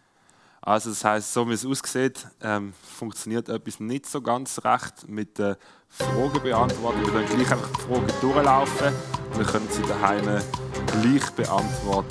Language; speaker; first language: German; native; German